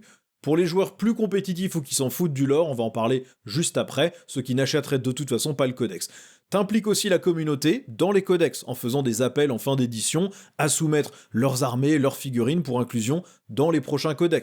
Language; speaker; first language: French; native; French